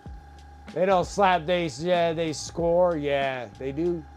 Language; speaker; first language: English; native; English